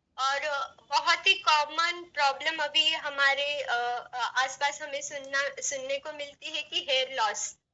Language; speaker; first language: Hindi; non-native, local second language; Marathi